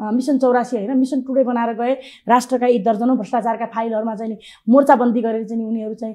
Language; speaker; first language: Nepali; native; Nepali